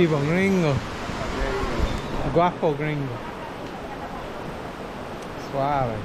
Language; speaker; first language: Spanish; non-native, learner; English